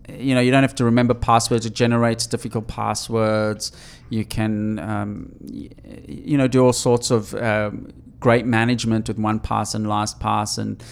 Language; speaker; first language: English; native; English